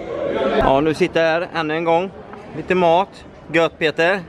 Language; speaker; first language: Swedish; native; Swedish